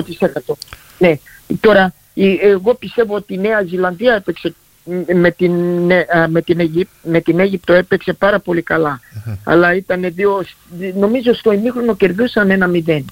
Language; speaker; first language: Greek; early bilingual, heritage; Greek